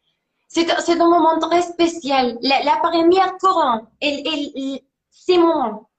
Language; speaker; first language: French; non-native, learner; Spanish